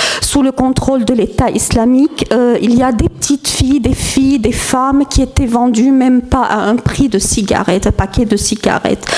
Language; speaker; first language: French; non-native, fluent; Arabic